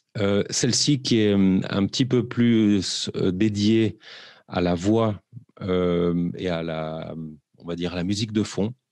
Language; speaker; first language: French; native; French